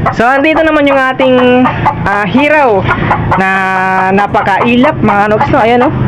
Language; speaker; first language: Filipino; non-native, local second language; Cebuano